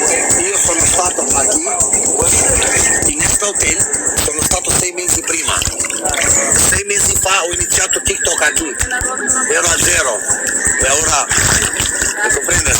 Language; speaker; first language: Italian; non-native, fluent; Albanian